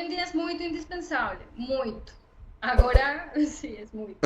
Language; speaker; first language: Portuguese; non-native, learner; Spanish